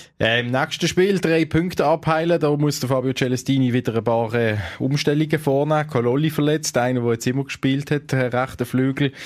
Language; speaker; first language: German; native; German